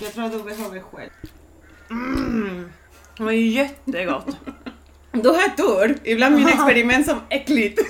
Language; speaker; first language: Swedish; non-native, learner; Spanish